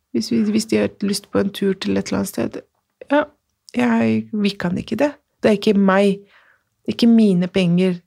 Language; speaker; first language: Norwegian; non-native, fluent; Persian